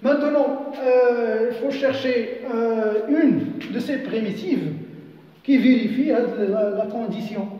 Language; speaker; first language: French; non-native, local second language; Arabic